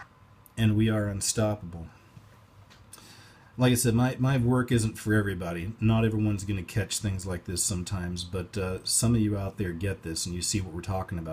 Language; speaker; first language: English; native; English